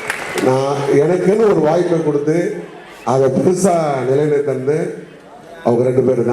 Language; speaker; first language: Tamil; native; Tamil